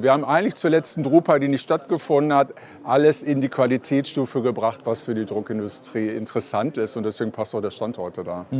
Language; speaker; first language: German; native; German